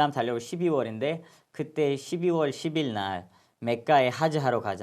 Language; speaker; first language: Korean; non-native, fluent; Urdu